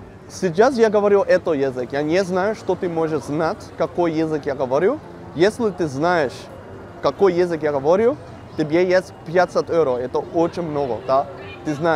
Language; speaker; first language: Russian; non-native, learner; Dutch